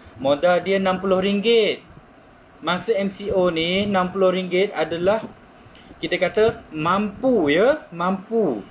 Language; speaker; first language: Malay; non-native, local second language; Chinese